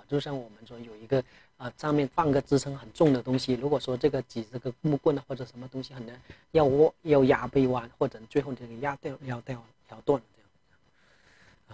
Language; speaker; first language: Chinese; non-native, local second language; Tibetan